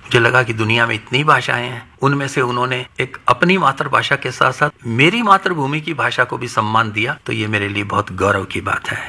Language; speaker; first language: Hindi; non-native, local second language; Punjabi